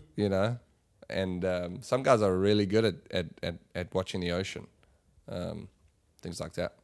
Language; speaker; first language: English; native; English